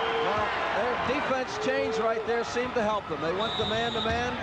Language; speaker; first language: English; native; English